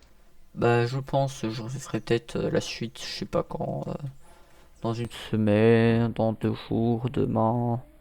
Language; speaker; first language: French; native; French